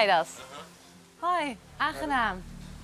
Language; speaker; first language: Dutch; native; Dutch